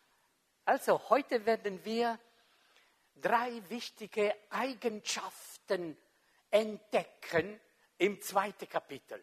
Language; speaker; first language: German; non-native, local second language; French